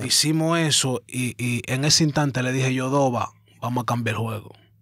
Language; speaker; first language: Spanish; early bilingual, heritage; Spanish